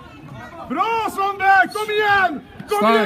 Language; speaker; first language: Swedish; non-native, fluent; French